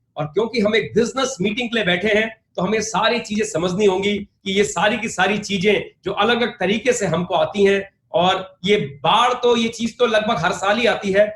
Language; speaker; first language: Hindi; native; Hindi